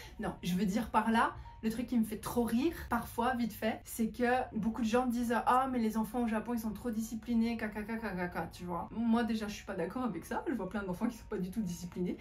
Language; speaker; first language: French; native; French